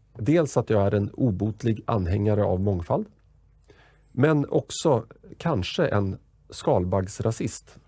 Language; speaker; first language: Swedish; native; Swedish